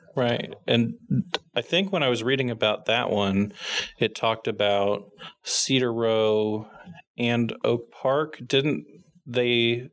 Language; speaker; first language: English; native; English